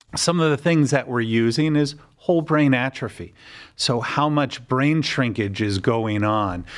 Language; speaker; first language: English; native; English